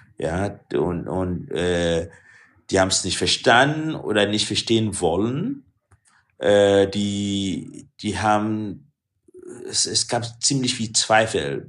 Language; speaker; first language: German; non-native, fluent; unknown